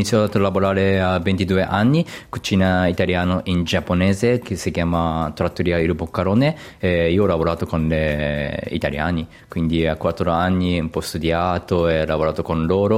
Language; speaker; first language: Italian; non-native, learner; Japanese